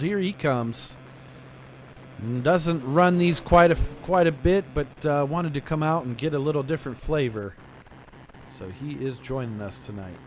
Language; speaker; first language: English; native; English